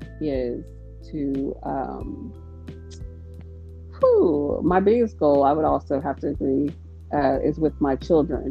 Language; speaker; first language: English; native; English